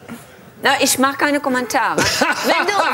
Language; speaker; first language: German; non-native, fluent; French